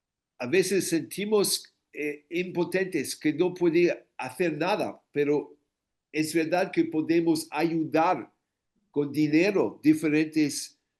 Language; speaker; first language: Spanish; non-native, fluent; English